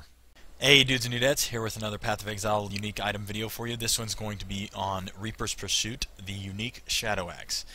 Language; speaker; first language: English; native; English